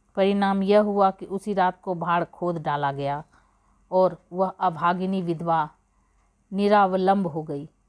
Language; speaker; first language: Hindi; native; Hindi